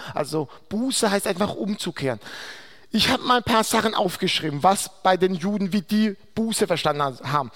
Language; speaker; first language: German; non-native, fluent; Aramaic